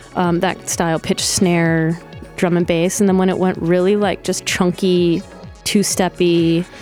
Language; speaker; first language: English; native; English